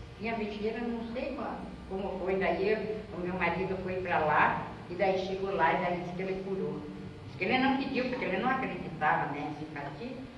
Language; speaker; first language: Portuguese; native; Portuguese